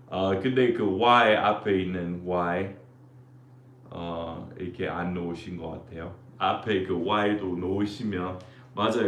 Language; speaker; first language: Korean; non-native, fluent; English